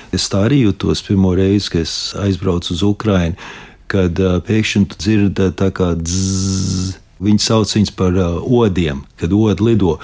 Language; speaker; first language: Latvian; early bilingual, heritage; Latvian